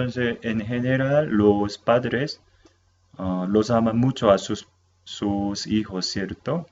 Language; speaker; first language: Spanish; non-native, fluent; Korean